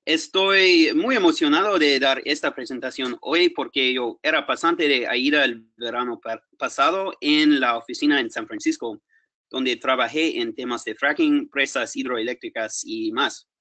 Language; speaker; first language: Spanish; non-native, fluent; English